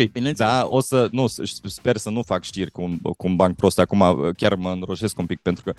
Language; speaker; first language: Romanian; non-native, fluent; German